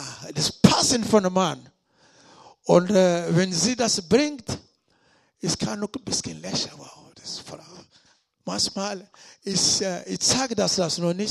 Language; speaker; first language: German; non-native, learner; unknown